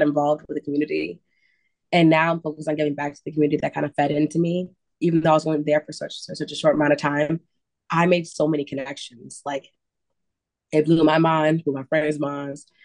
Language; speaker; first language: English; native; English